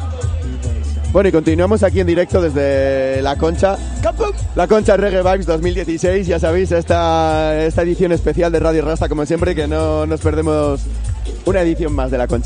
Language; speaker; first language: Spanish; native; Spanish